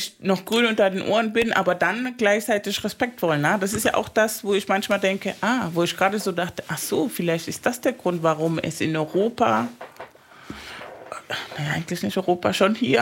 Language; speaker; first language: German; non-native, fluent; Spanish